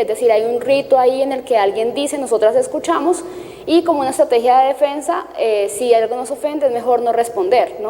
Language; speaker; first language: Spanish; native; Spanish